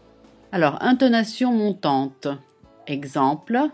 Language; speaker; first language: French; non-native, fluent; Italian